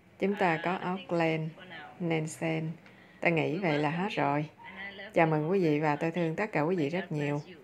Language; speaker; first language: Vietnamese; native; Vietnamese